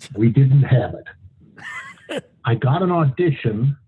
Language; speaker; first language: English; native; English